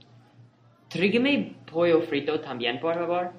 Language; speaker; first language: Spanish; non-native, learner; English